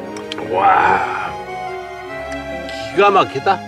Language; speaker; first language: Korean; native; Korean